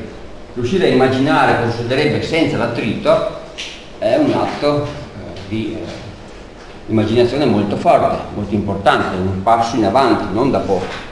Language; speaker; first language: Italian; native; Italian